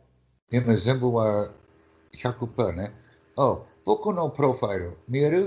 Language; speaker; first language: Japanese; non-native, learner; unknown